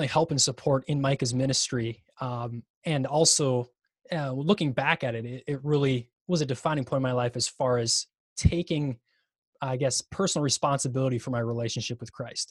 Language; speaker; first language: English; native; English